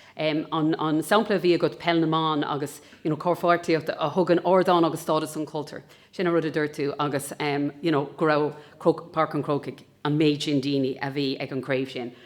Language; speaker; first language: Irish; native; Irish